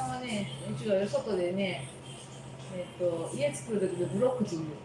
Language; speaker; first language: Japanese; non-native, learner; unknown